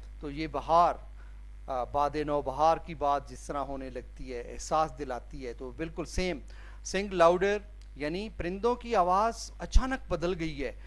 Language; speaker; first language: Urdu; non-native, local second language; Saraiki